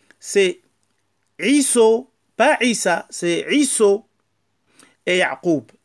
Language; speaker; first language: French; non-native, local second language; Wolof